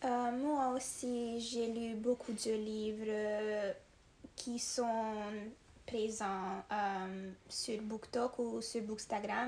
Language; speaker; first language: French; non-native, learner; Hungarian